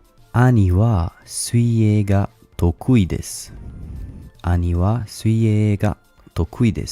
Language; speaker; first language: Japanese; non-native, learner; English